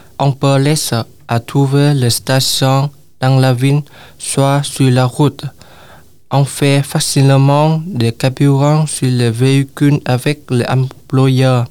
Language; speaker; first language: French; non-native, learner; Vietnamese